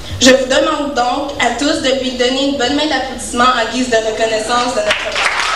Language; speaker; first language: French; native; French